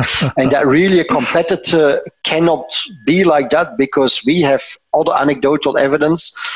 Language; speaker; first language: English; non-native, fluent; Dutch